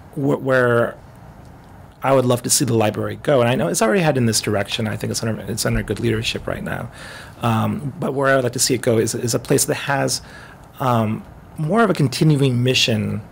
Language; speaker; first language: English; native; English